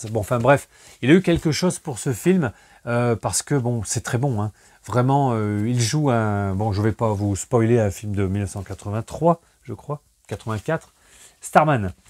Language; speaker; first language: French; native; French